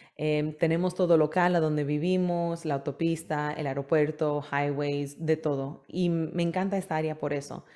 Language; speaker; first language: Spanish; early bilingual, heritage; Spanish